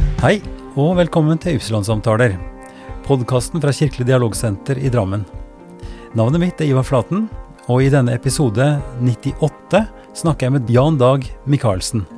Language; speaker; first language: Norwegian; native; Norwegian